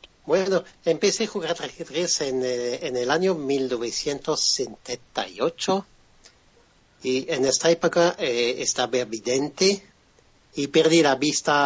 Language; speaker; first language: Spanish; non-native, fluent; French